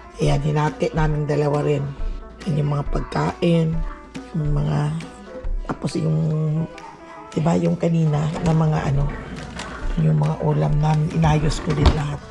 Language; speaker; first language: Filipino; non-native, local second language; Cebuano